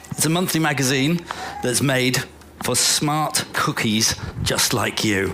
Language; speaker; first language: English; native; English